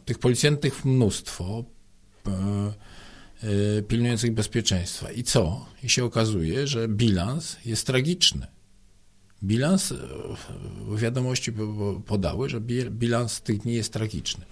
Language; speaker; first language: Polish; native; Polish